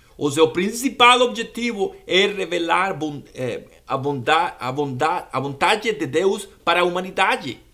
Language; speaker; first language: Portuguese; non-native, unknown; Spanish